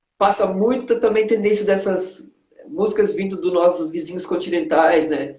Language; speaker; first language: Portuguese; non-native, local second language; Kabuverdianu